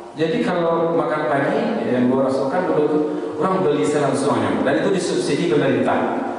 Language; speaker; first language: Malay; non-native, local second language; Minangkabau